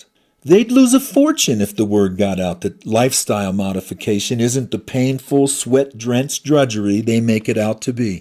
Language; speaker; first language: English; native; English